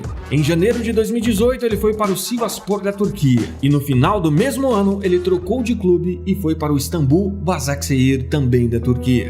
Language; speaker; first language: Portuguese; native; Portuguese